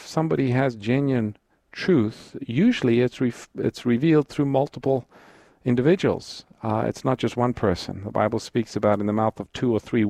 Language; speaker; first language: English; native; English